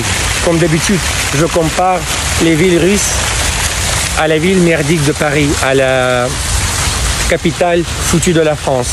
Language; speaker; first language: French; non-native, fluent; Russian